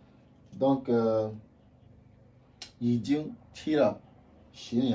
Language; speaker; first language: Chinese; non-native, fluent; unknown